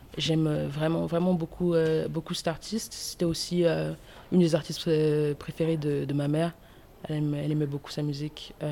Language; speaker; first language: French; early bilingual, other home language; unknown